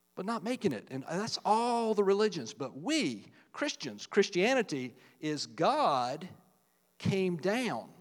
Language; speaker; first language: English; native; English